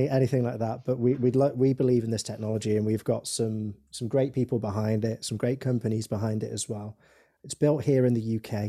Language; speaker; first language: English; native; English